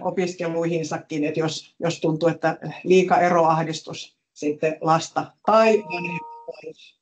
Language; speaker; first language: Finnish; native; Finnish